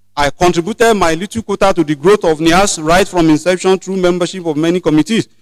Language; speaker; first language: English; non-native, local second language; Yoruba